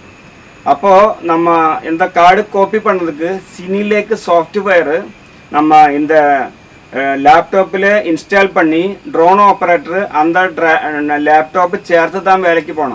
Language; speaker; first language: Tamil; non-native, learner; Malayalam